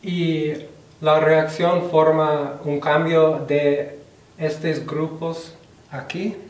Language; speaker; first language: Spanish; non-native, fluent; English